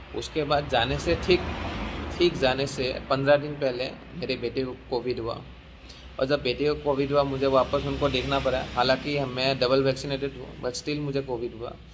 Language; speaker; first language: Hindi; non-native, local second language; Assamese